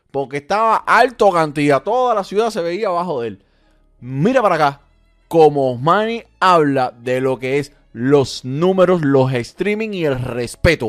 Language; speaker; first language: Spanish; native; Spanish